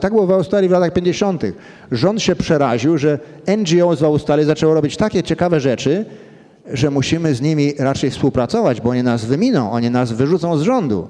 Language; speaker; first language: Polish; early bilingual, heritage; Polish